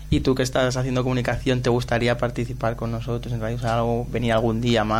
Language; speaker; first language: Spanish; native; Spanish